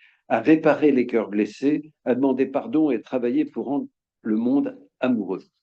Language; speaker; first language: French; native; French